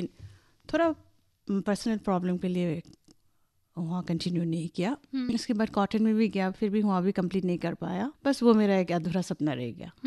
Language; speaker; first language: Hindi; non-native, local second language; Bangla